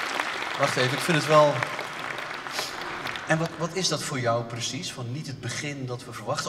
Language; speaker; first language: Dutch; native; Dutch